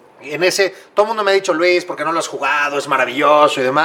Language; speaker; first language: Spanish; native; Spanish